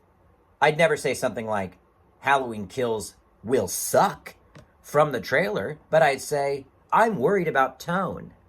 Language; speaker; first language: English; native; English